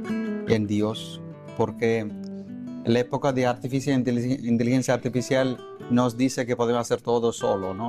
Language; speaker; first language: Spanish; non-native, fluent; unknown